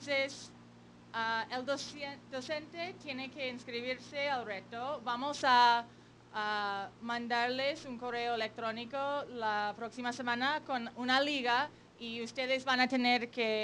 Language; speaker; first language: Spanish; non-native, fluent; English